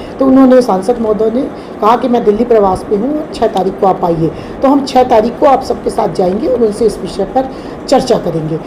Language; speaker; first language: Hindi; native; Hindi